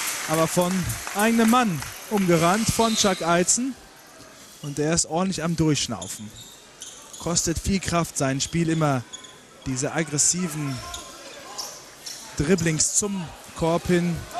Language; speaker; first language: German; native; German